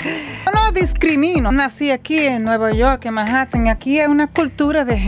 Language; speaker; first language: Spanish; early bilingual, heritage; Spanish